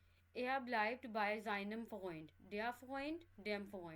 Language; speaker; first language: German; non-native, fluent; Urdu